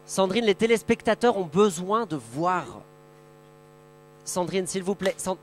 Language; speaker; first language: French; native; French